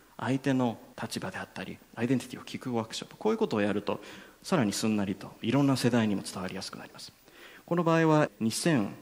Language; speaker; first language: Japanese; native; Japanese